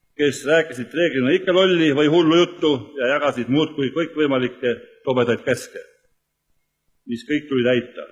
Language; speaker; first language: Estonian; native; Estonian